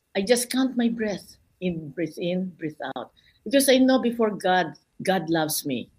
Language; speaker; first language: Filipino; non-native, local second language; Bikol